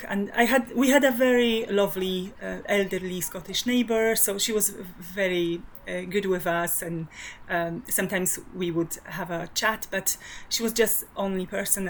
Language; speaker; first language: English; non-native, fluent; Polish